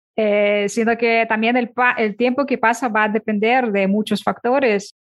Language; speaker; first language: Spanish; non-native, fluent; Ukrainian